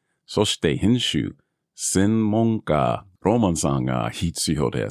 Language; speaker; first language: Japanese; non-native, learner; English